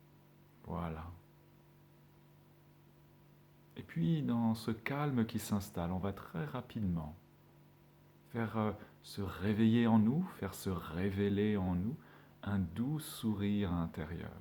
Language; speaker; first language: French; native; French